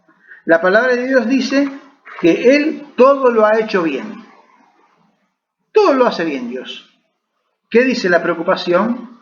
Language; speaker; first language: Spanish; native; Spanish